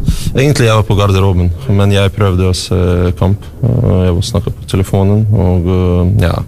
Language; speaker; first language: Norwegian; non-native, learner; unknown